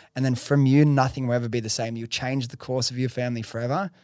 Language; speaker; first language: English; native; English